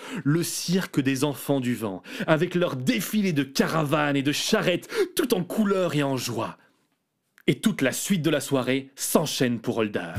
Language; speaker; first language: French; native; French